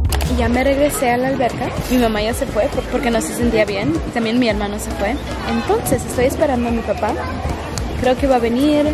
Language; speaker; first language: Spanish; early bilingual, heritage; Spanish